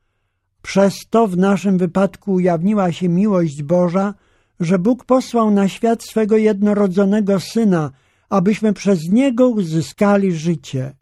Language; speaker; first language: Polish; native; Polish